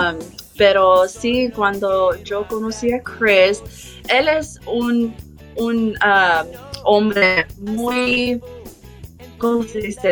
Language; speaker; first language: Spanish; early bilingual, heritage; English